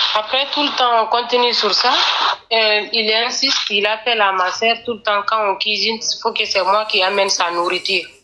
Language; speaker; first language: French; non-native, local second language; Fula